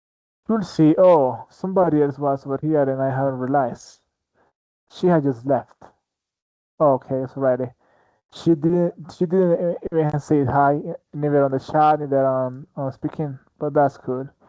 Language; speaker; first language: English; non-native, fluent; Spanish